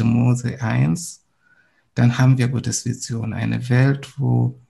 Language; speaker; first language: German; non-native, fluent; Swahili